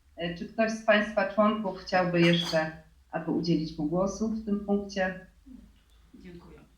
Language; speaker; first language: Polish; native; Polish